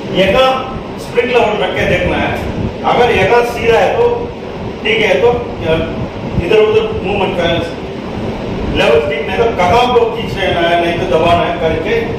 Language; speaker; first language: Hindi; non-native, local second language; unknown